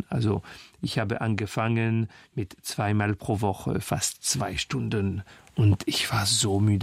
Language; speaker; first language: German; non-native, fluent; French